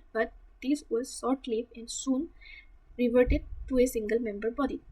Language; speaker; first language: English; non-native, local second language; Assamese